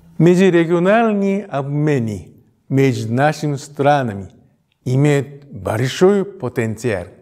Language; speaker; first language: Russian; non-native, fluent; Japanese